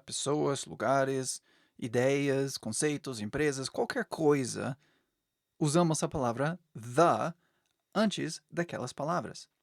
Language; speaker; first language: Portuguese; non-native, fluent; English